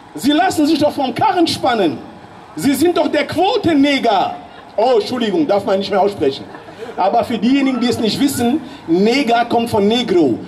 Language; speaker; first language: German; early bilingual, other home language; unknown